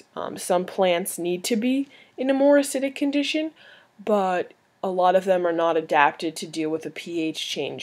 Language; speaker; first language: English; native; English